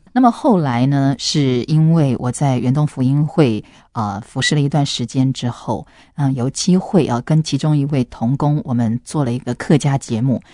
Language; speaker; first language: Chinese; non-native, local second language; Hakka Chinese